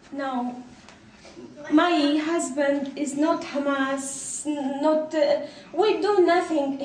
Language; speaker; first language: English; non-native, learner; Arabic